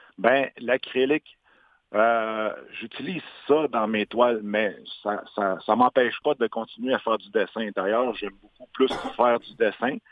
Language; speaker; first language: French; non-native, local second language; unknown